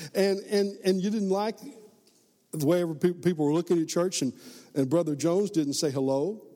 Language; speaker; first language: English; native; English